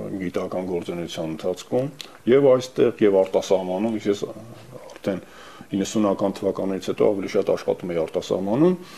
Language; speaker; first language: Armenian; native; Armenian